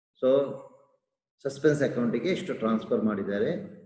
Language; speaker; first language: English; non-native, local second language; Kannada